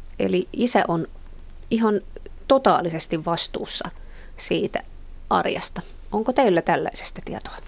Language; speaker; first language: Finnish; native; Finnish